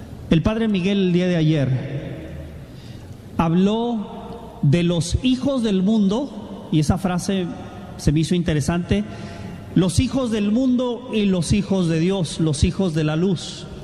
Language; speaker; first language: Spanish; native; Spanish